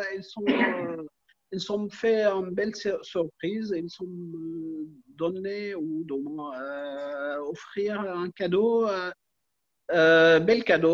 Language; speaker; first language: French; non-native, learner; Arabic